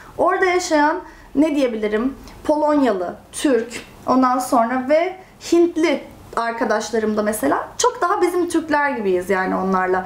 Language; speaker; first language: Turkish; native; Turkish